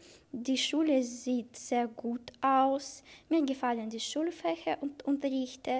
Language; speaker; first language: German; non-native, learner; Russian